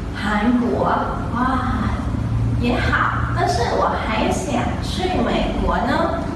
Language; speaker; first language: Chinese; non-native, fluent; Thai